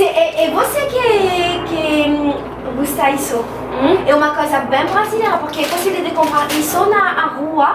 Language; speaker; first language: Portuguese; non-native, learner; French